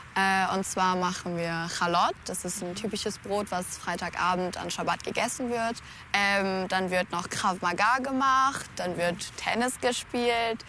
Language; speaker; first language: German; native; German